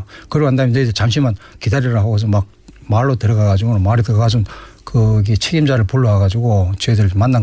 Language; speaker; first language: Korean; native; Korean